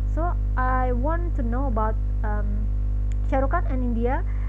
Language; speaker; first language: English; non-native, learner; Indonesian